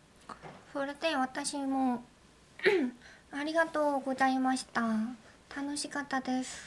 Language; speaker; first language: Japanese; non-native, learner; Korean